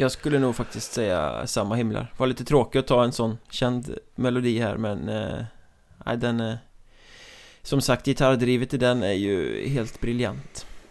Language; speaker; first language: Swedish; native; Swedish